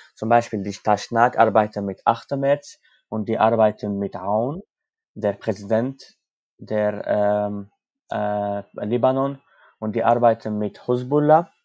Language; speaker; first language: German; non-native, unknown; Armenian